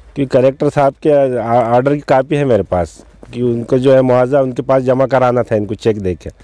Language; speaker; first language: Hindi; non-native, local second language; Urdu